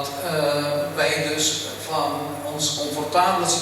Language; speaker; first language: Dutch; early bilingual, other home language; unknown